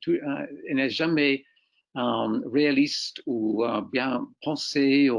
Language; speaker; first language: French; non-native, fluent; English